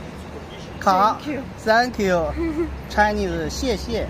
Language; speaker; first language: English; non-native, learner; Chinese